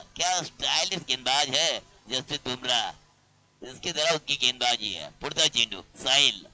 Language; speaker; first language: Hindi; non-native, local second language; Marathi